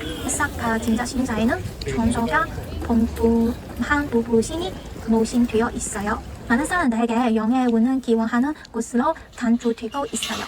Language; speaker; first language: Korean; non-native, learner; Cantonese